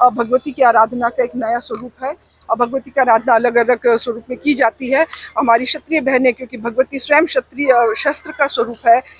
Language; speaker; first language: Hindi; non-native, local second language; Gujarati